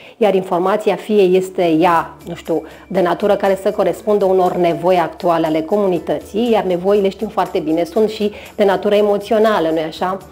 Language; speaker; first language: Romanian; native; Romanian